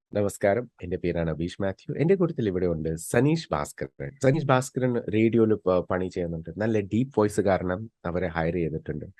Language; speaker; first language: Malayalam; early bilingual, heritage; Malayalam